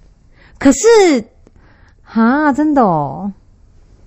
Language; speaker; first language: Chinese; native; Chinese